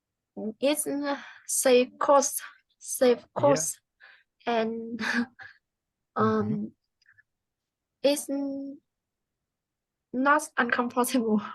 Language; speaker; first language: English; non-native, learner; Vietnamese